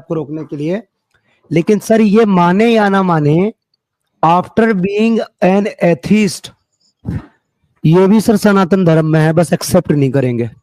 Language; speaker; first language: Hindi; native; Hindi